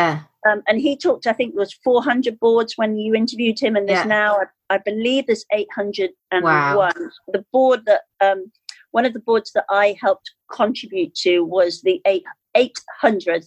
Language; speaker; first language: English; native; English